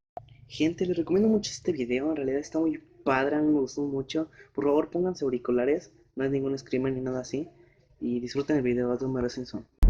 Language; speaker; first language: Spanish; native; Spanish